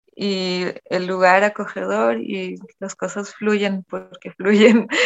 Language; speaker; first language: Spanish; non-native, fluent; German